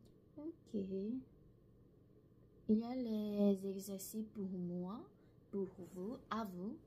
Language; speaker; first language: French; non-native, learner; Korean